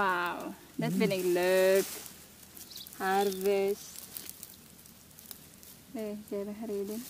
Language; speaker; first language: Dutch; non-native, learner; Filipino